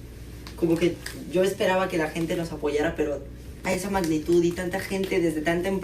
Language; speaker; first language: Spanish; native; Spanish